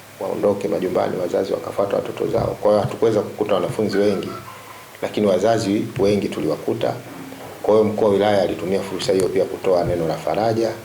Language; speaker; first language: Swahili; native; Swahili